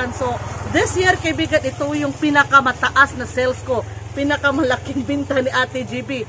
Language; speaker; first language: Filipino; non-native, local second language; Cebuano